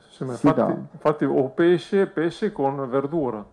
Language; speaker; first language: Italian; native; Italian